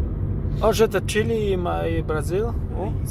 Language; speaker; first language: French; non-native, learner; Polish